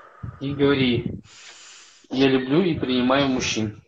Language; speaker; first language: Russian; native; Russian